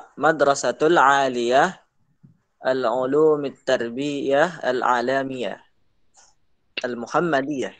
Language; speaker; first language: Arabic; non-native, learner; Indonesian